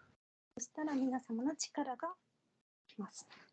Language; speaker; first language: Japanese; non-native, fluent; Korean